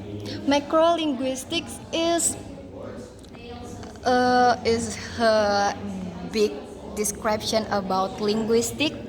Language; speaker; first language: English; non-native, learner; Indonesian